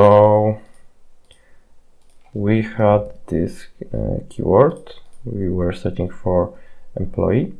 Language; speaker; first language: English; non-native, fluent; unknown